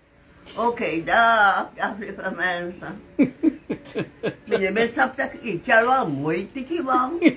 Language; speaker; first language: Dutch; non-native, local second language; Sranan Tongo